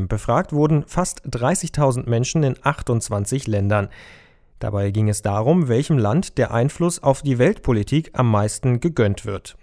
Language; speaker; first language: German; native; German